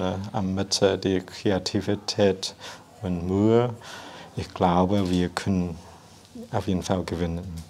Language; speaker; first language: German; non-native, fluent; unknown